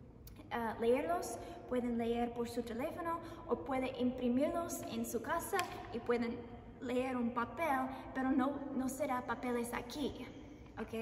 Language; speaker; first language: Spanish; non-native, learner; English